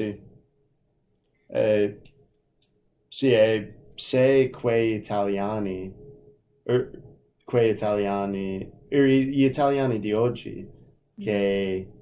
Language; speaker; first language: Italian; non-native, fluent; English